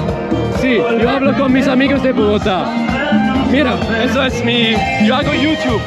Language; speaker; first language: Spanish; non-native, learner; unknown